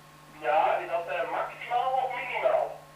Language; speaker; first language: Dutch; native; Dutch